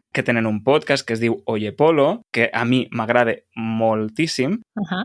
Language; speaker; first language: Catalan; native; Catalan